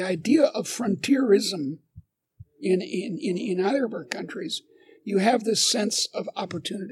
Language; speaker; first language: English; native; English